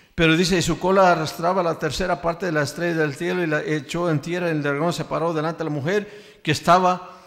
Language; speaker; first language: Spanish; early bilingual, heritage; Spanish